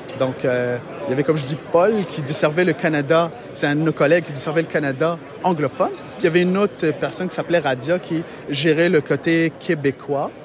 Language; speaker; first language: French; non-native, local second language; Arabic